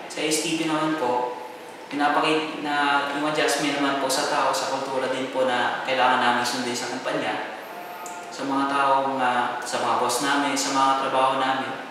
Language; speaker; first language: Filipino; non-native, local second language; Cebuano